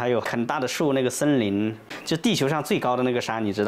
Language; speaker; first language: Chinese; native; Chinese